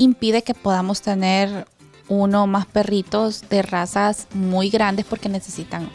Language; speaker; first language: Spanish; native; Spanish